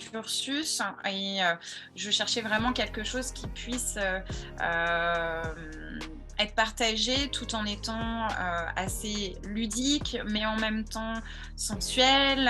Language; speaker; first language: French; native; French